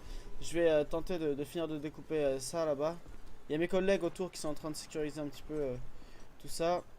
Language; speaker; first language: French; native; French